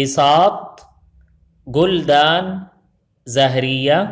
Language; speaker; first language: Urdu; native; Urdu